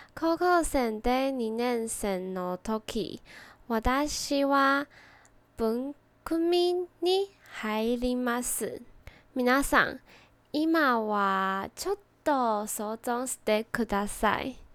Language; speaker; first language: Japanese; non-native, learner; Chinese